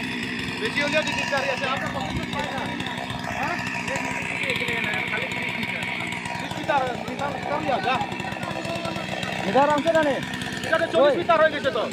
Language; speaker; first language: Hindi; non-native, local second language; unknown